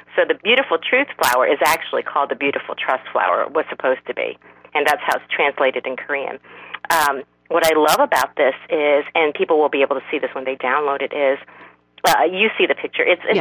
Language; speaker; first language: English; non-native, fluent; Korean